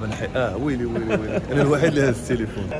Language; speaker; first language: Arabic; native; Arabic